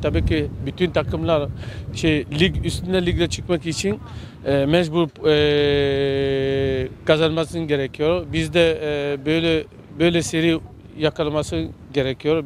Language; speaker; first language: Turkish; non-native, learner; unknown